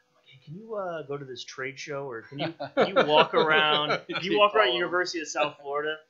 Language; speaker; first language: English; native; English